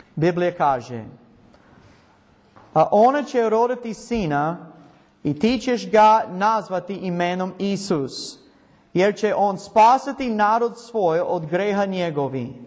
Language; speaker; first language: Croatian; non-native, learner; English